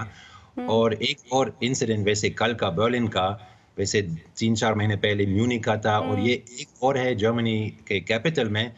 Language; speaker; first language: Hindi; non-native, fluent; German